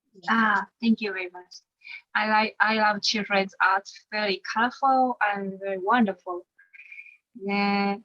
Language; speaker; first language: English; non-native, learner; Japanese